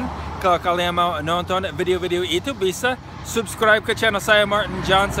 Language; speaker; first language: Indonesian; non-native, fluent; English